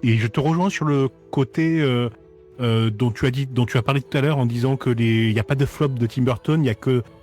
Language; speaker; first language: French; native; French